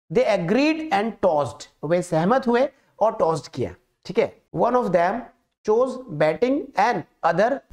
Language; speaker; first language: Hindi; native; Hindi